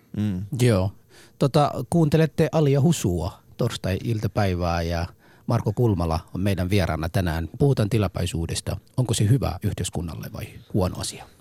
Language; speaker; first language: Finnish; non-native, fluent; Somali